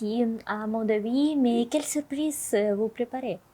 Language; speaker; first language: French; non-native, learner; Russian